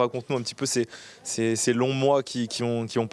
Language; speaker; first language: French; native; French